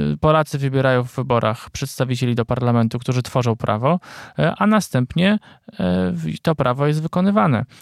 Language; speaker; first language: Polish; native; Polish